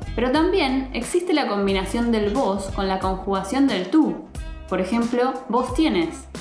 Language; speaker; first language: Spanish; native; Spanish